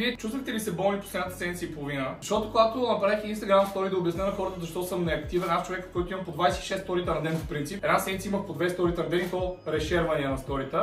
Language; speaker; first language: Bulgarian; native; Bulgarian